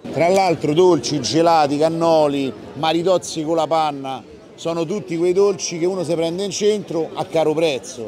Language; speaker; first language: Italian; native; Italian